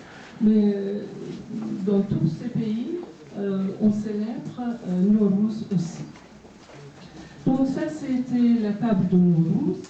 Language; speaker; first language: French; non-native, fluent; Persian